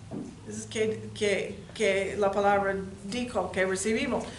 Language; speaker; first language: Spanish; non-native, learner; English